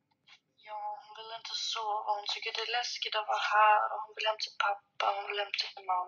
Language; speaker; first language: Swedish; native; Swedish